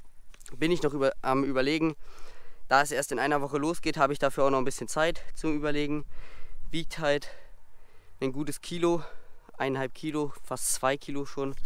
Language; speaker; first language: German; native; German